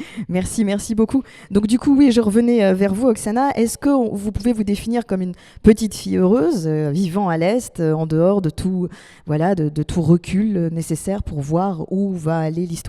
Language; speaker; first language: French; native; French